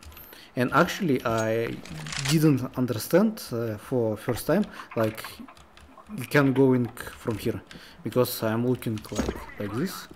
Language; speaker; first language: English; non-native, learner; Russian